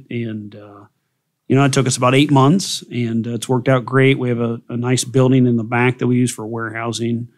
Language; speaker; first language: English; native; English